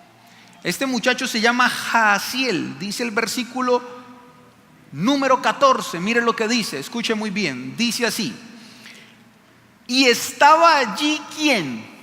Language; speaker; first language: Spanish; native; Spanish